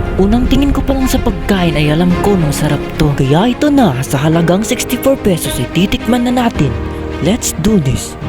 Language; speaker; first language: Filipino; non-native, local second language; Chavacano